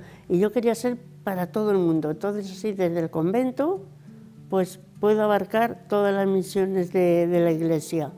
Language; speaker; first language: Spanish; native; Spanish